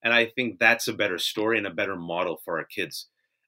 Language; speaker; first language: English; native; English